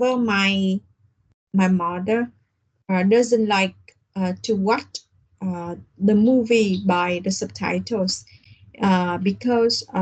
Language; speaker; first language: English; non-native, learner; Vietnamese